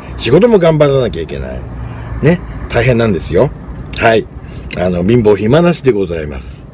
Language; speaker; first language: Japanese; native; Japanese